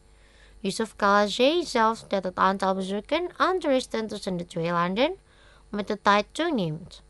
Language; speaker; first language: Dutch; non-native, fluent; Indonesian